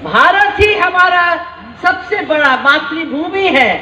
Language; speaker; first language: Hindi; non-native, local second language; Bangla